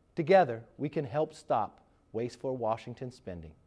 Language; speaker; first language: English; native; English